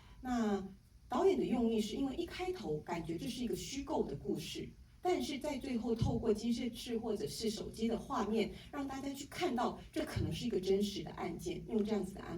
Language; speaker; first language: Chinese; native; Chinese